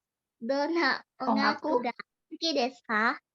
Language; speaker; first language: Japanese; non-native, learner; Indonesian